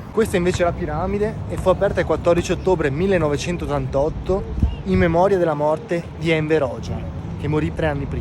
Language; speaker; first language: Italian; native; Italian